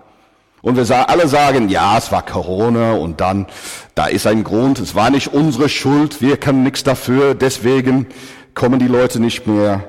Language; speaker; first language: German; non-native, fluent; English